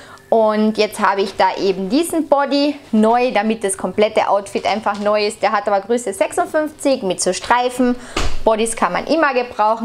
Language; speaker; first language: German; native; German